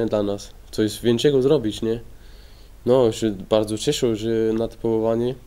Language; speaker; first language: Polish; early bilingual, heritage; Polish